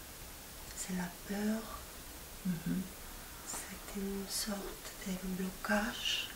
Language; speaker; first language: French; non-native, fluent; Spanish